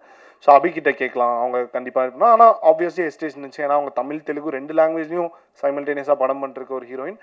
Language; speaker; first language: Tamil; native; Tamil